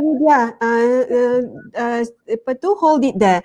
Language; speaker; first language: English; non-native, local second language; Malay